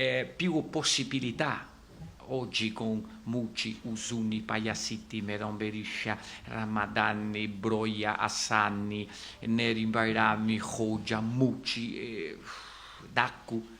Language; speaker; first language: Italian; non-native, fluent; Portuguese